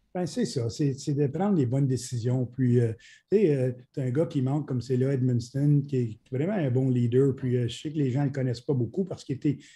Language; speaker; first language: French; native; French